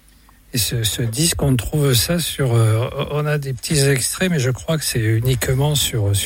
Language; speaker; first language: French; native; French